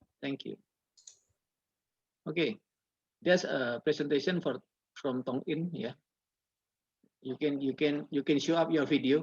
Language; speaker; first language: English; non-native, learner; Indonesian